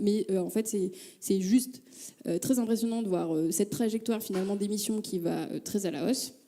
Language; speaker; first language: French; native; French